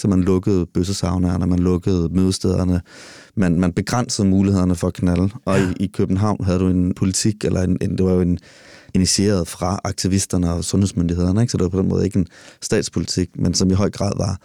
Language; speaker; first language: Danish; native; Danish